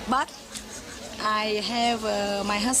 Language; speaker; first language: English; non-native, learner; Vietnamese